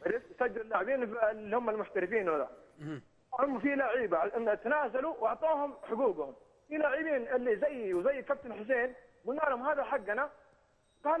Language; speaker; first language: Arabic; native; Arabic